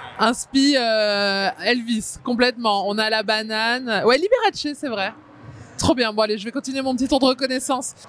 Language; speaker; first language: French; native; French